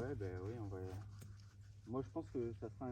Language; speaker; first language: French; native; French